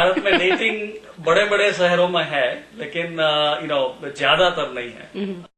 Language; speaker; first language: Hindi; native; Hindi